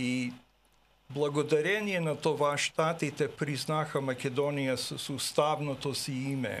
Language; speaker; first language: Bulgarian; early bilingual, heritage; Bulgarian